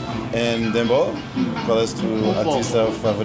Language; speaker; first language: Spanish; non-native, learner; English